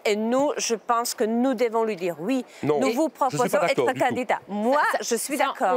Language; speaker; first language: French; non-native, learner; Czech